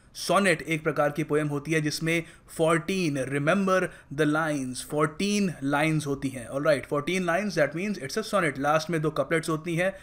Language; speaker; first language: Hindi; native; Hindi